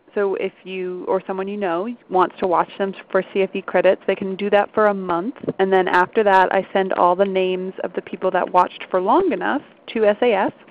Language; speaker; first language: English; native; English